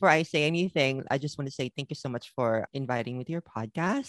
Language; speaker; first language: English; non-native, local second language; Filipino